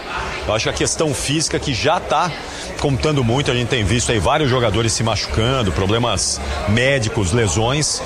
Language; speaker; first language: Portuguese; native; Portuguese